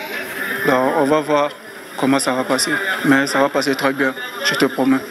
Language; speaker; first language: French; non-native, fluent; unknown